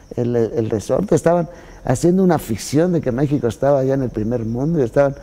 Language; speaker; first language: Spanish; native; Spanish